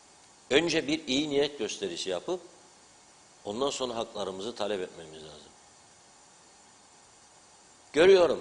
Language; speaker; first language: Turkish; native; Turkish